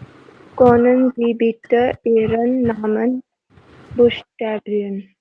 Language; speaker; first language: German; non-native, learner; Hindi